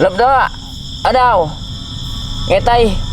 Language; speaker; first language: Vietnamese; non-native, learner; Indonesian